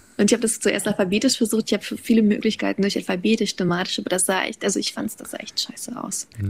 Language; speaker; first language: German; early bilingual, other home language; Russian